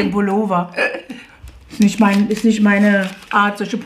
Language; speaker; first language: German; native; German